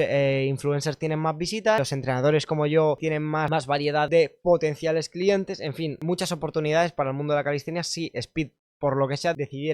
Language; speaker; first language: Spanish; native; Spanish